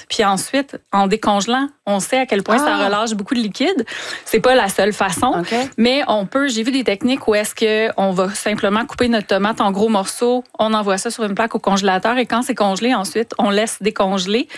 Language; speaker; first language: French; native; French